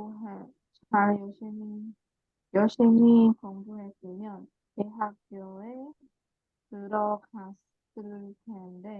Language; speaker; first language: Korean; non-native, learner; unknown